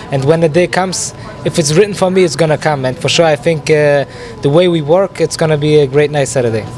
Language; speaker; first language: English; non-native, fluent; German